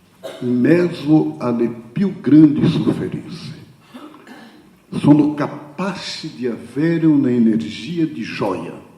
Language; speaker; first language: Italian; non-native, fluent; Portuguese